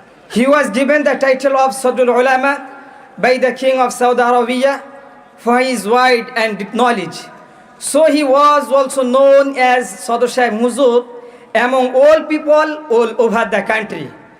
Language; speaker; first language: English; non-native, local second language; Bangla